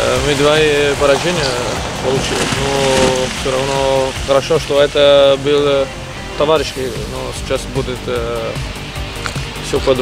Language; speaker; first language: Russian; non-native, learner; Italian